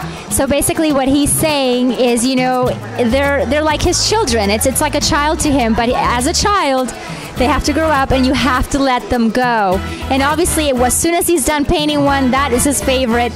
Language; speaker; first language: English; early bilingual, other home language; Spanish